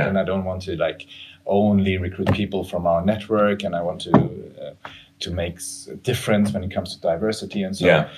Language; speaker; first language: English; non-native, fluent; German